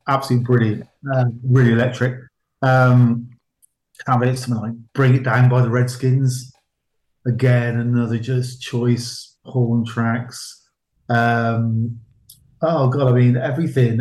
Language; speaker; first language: English; native; English